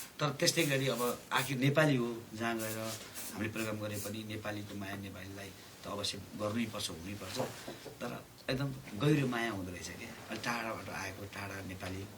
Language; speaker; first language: Nepali; native; Nepali